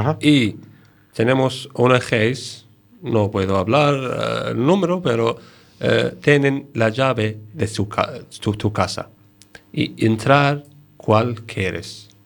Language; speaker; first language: Spanish; non-native, learner; Arabic